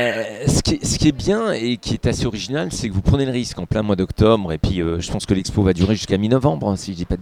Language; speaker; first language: French; native; French